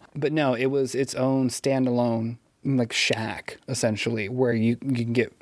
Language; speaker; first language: English; native; English